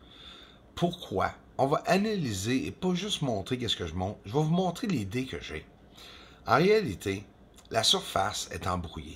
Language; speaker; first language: French; native; French